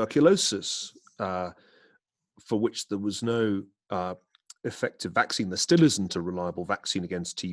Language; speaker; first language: English; native; English